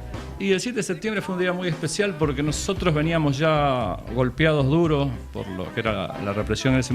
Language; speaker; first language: Spanish; native; Spanish